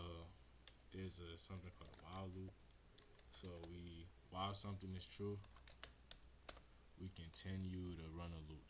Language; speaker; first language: English; native; English